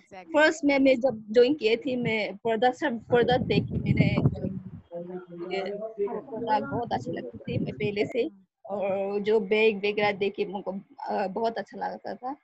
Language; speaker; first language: Hindi; non-native, local second language; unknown